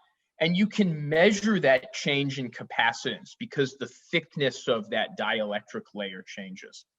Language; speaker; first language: English; native; English